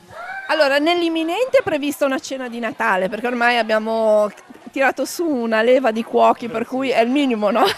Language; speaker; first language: Italian; native; Italian